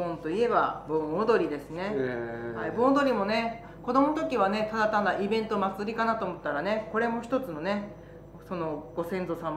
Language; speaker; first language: Japanese; native; Japanese